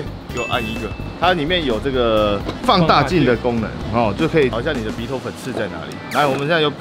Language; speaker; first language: Chinese; native; Chinese